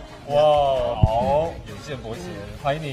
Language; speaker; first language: Chinese; native; Chinese